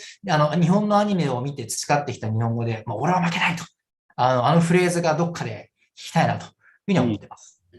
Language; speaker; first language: Japanese; native; Japanese